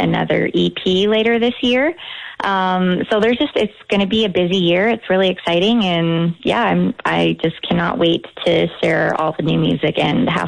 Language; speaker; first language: English; native; English